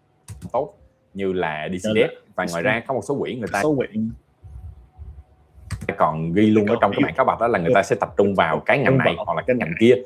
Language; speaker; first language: Vietnamese; native; Vietnamese